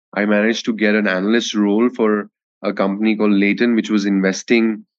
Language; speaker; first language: English; non-native, local second language; Hindi